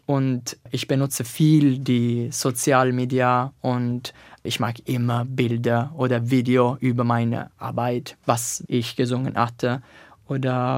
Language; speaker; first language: German; non-native, learner; Italian